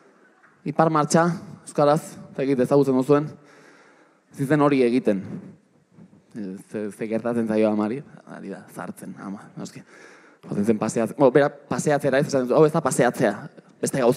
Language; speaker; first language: Basque; native; Basque